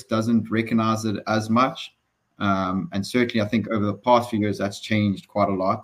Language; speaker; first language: English; native; English